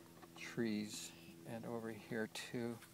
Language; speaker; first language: English; native; English